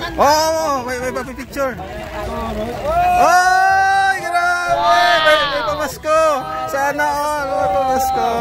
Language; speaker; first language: Filipino; non-native, local second language; Hiligaynon